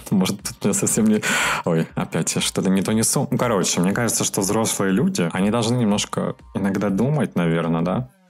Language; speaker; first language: Russian; native; Russian